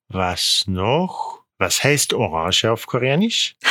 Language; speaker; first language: German; native; German